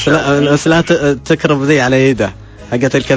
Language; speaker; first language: Arabic; native; Arabic